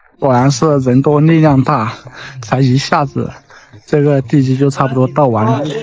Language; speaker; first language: Chinese; native; Chinese